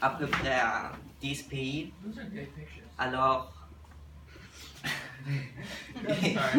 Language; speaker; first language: French; non-native, learner; English